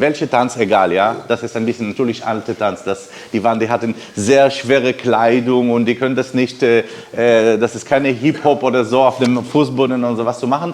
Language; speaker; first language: German; non-native, learner; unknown